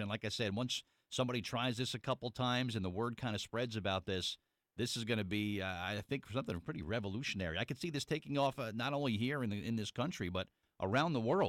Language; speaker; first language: English; native; English